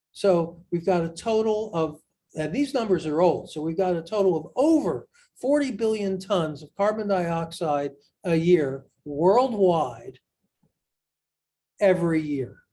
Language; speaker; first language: English; native; English